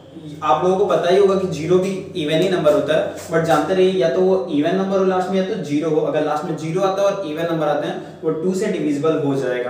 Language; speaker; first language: Hindi; native; Hindi